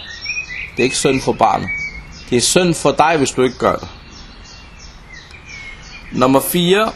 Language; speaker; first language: Danish; non-native, local second language; Arabic